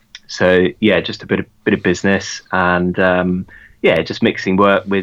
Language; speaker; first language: English; native; English